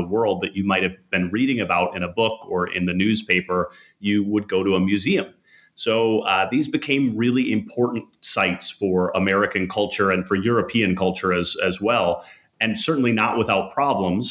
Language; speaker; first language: English; native; English